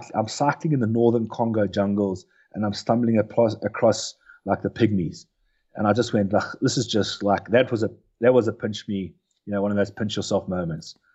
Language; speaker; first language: English; native; English